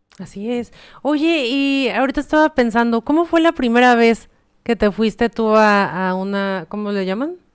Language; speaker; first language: Spanish; native; Spanish